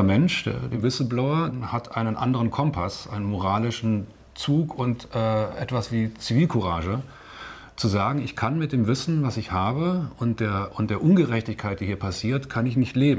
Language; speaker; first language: German; native; German